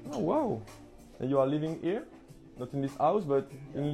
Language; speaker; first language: English; non-native, learner; French